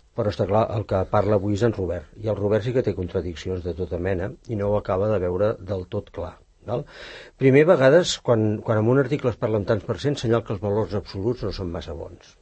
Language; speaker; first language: Catalan; native; Catalan